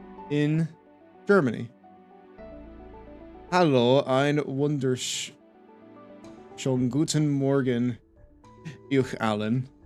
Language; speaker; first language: German; non-native, learner; English